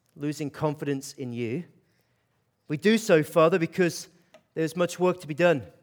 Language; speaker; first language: English; native; English